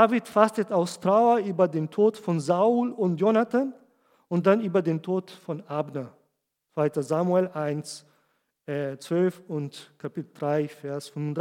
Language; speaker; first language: German; non-native, fluent; Portuguese